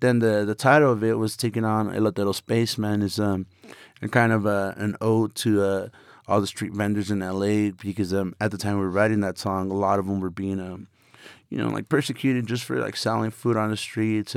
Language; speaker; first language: English; native; English